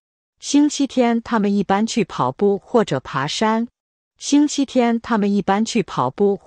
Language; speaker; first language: Chinese; non-native, learner; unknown